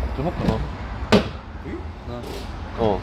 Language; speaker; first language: Chinese; non-native, learner; Korean